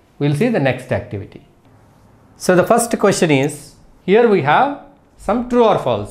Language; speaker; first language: English; non-native, local second language; Telugu